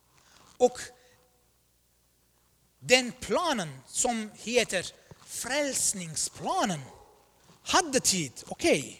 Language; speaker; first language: Swedish; non-native, fluent; Armenian